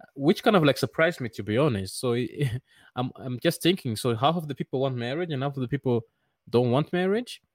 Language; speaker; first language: English; non-native, fluent; Dutch